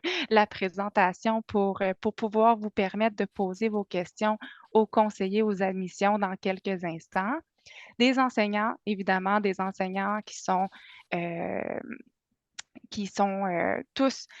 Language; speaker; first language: French; native; French